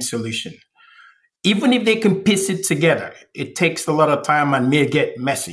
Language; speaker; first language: English; non-native, local second language; Igbo